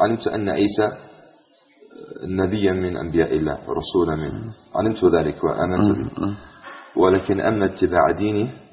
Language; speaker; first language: Arabic; non-native, fluent; English